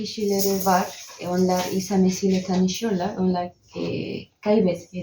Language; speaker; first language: Turkish; non-native, learner; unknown